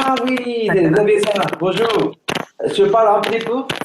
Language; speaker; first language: French; non-native, learner; Japanese